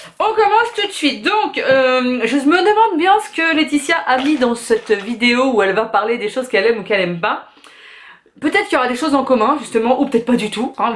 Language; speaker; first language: French; native; French